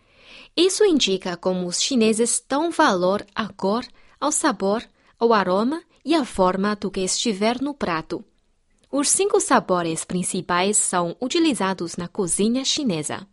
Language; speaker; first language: Portuguese; non-native, fluent; Chinese